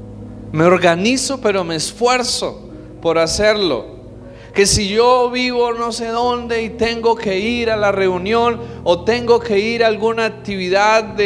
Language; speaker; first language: Spanish; native; Spanish